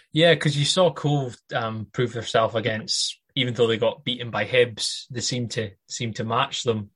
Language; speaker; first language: English; native; English